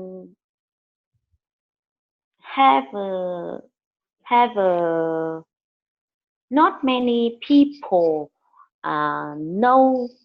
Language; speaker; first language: English; non-native, learner; Vietnamese